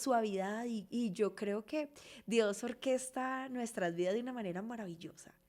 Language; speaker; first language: Spanish; native; Spanish